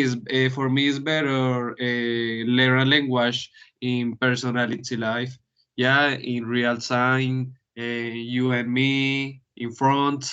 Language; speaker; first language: English; non-native, learner; Spanish